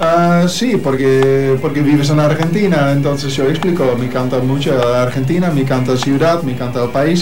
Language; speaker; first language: Spanish; non-native, learner; Dutch